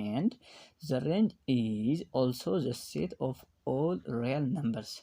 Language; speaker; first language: English; non-native, local second language; Amharic